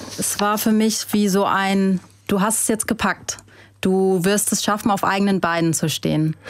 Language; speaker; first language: German; early bilingual, other home language; Vietnamese